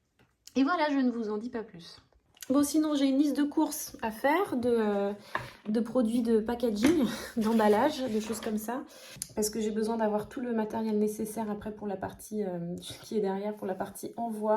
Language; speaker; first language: French; native; French